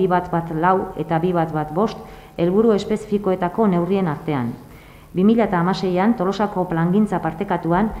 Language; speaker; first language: Basque; native; Basque